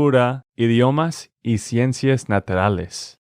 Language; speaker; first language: Spanish; non-native, fluent; English